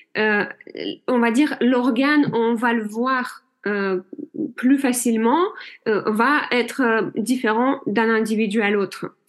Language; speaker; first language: French; non-native, fluent; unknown